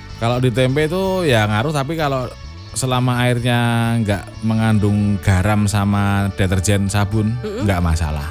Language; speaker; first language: Indonesian; non-native, local second language; Javanese